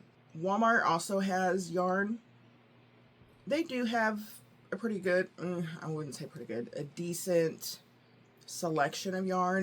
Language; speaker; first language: English; native; English